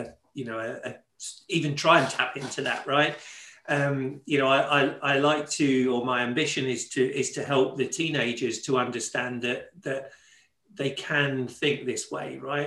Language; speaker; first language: English; native; English